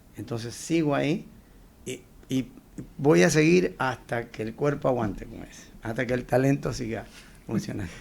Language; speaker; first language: Spanish; native; Spanish